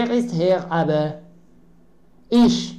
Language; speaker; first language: German; non-native, learner; Arabic